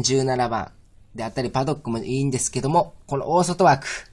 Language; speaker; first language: Japanese; native; Japanese